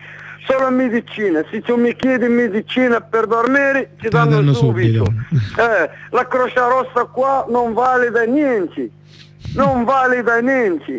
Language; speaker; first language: Italian; non-native, learner; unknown